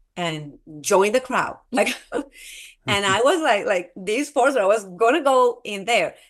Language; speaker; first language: English; non-native, fluent; Spanish